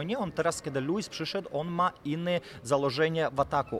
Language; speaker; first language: Polish; non-native, fluent; Lithuanian